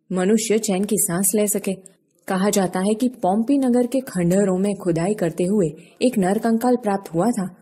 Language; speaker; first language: Hindi; non-native, local second language; Gujarati